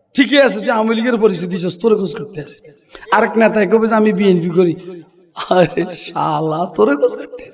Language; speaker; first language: Bangla; native; Bangla